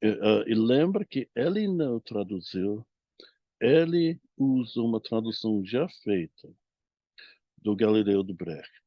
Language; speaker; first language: Portuguese; non-native, fluent; English